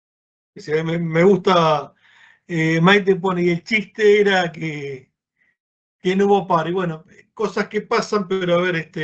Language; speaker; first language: Spanish; native; Spanish